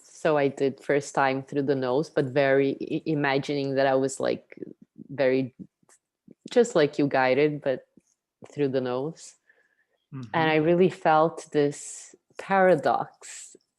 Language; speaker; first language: English; non-native, fluent; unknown